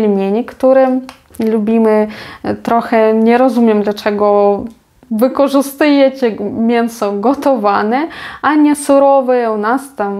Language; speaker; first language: Polish; non-native, fluent; Ukrainian